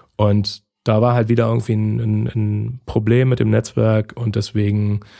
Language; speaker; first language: German; native; German